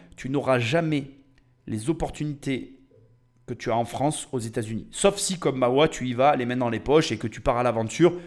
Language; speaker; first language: French; native; French